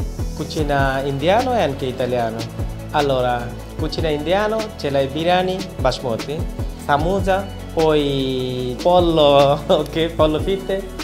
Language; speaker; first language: Italian; non-native, learner; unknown